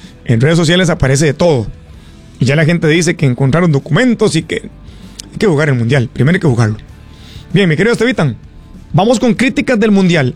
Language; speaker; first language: Spanish; native; Spanish